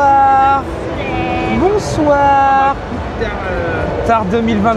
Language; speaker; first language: French; native; French